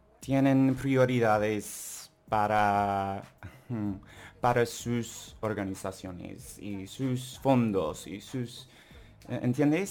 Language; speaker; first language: Spanish; non-native, learner; English